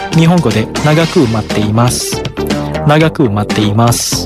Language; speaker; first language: Japanese; non-native, fluent; Indonesian